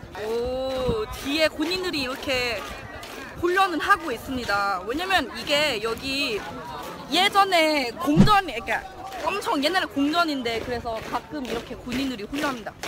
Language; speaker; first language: Korean; non-native, fluent; Thai